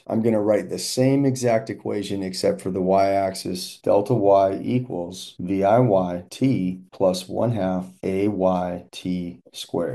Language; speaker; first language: English; native; English